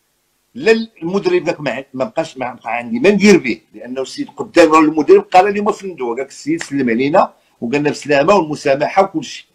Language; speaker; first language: Arabic; native; Arabic